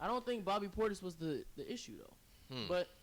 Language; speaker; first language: English; native; English